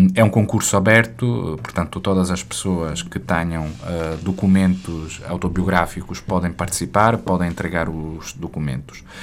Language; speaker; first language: Portuguese; non-native, fluent; Italian